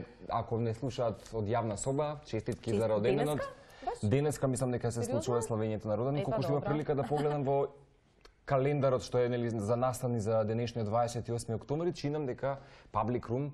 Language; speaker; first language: Macedonian; native; Macedonian